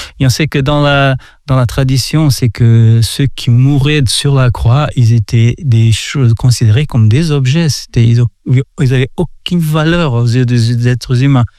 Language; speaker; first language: French; non-native, fluent; Portuguese